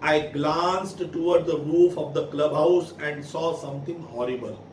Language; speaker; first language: English; non-native, local second language; Marathi